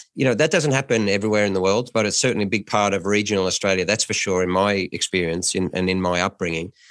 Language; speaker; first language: English; native; English